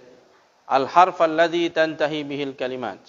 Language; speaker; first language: Arabic; non-native, fluent; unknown